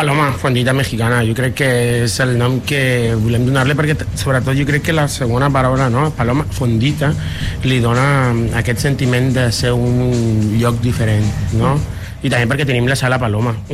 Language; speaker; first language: Catalan; non-native, fluent; Spanish